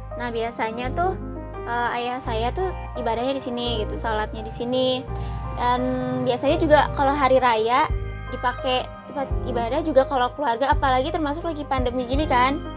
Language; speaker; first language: Indonesian; native; Indonesian